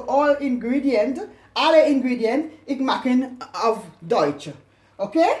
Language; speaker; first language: German; non-native, learner; English